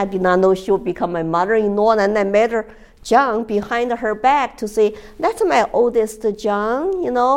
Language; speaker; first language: English; non-native, fluent; Chinese